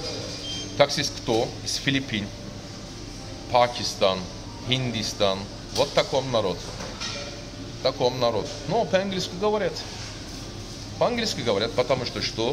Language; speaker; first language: Russian; non-native, learner; Turkish